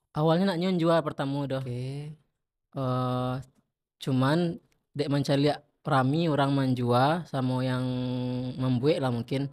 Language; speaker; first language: Indonesian; non-native, local second language; Minangkabau